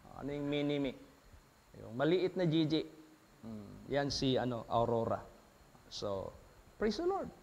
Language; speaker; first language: Filipino; native; Filipino